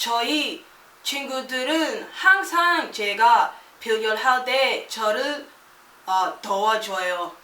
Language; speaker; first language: Korean; non-native, learner; English